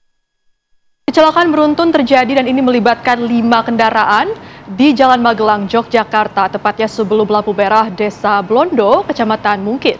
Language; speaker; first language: Indonesian; native; Indonesian